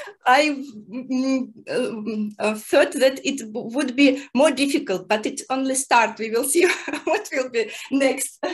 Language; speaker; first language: English; non-native, fluent; Russian